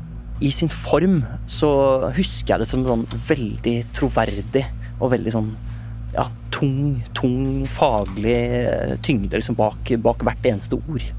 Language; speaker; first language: Norwegian; native; Norwegian